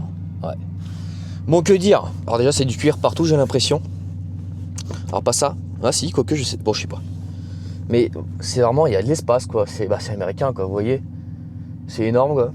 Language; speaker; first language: French; native; French